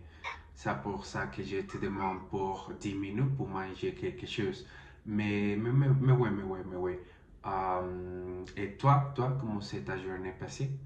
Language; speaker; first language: French; non-native, learner; Spanish